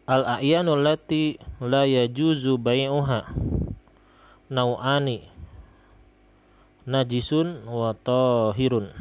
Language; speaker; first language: Arabic; non-native, fluent; Indonesian